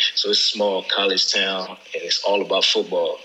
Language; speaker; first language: English; native; English